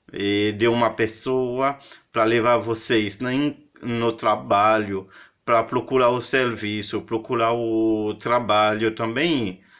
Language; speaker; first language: Portuguese; non-native, fluent; Haitian Creole